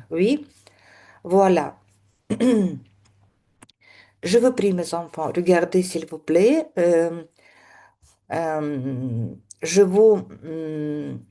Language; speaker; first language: French; non-native, fluent; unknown